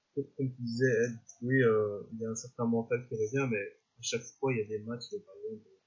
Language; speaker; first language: French; native; French